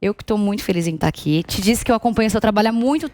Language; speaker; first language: Portuguese; native; Portuguese